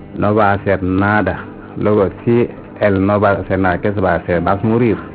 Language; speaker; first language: Spanish; non-native, learner; Wolof